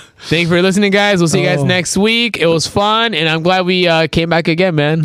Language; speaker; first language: English; native; English